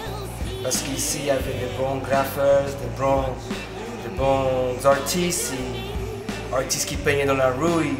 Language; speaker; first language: French; non-native, fluent; English